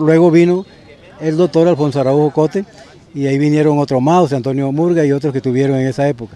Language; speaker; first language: Spanish; native; Spanish